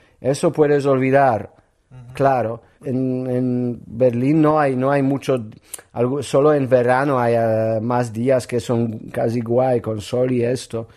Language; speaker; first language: Spanish; non-native, learner; Polish